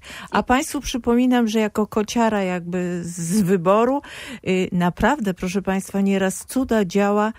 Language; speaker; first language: Polish; native; Polish